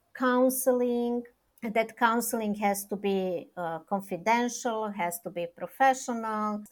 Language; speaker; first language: English; non-native, fluent; Serbian